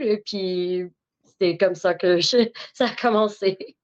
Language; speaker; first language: French; native; French